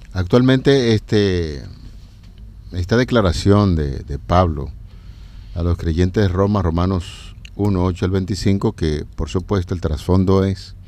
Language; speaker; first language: Spanish; native; Spanish